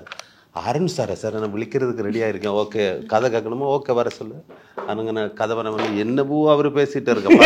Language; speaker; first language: Tamil; non-native, learner; Malayalam